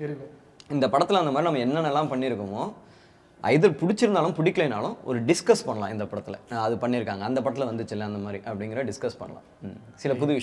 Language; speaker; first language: Tamil; native; Tamil